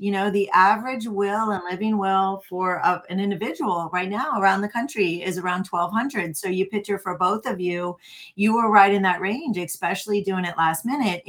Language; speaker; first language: English; native; English